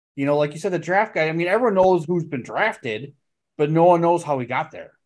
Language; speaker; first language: English; native; English